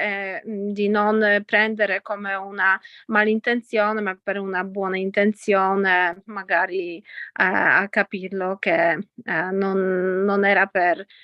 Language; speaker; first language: Italian; non-native, fluent; Polish